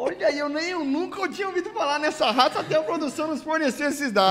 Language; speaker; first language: Portuguese; native; Portuguese